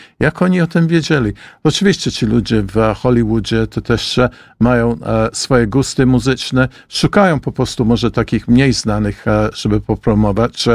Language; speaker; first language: Polish; early bilingual, heritage; Polish